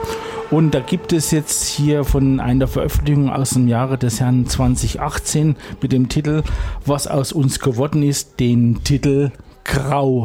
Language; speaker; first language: German; native; German